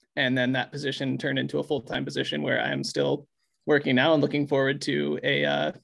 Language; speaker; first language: English; native; English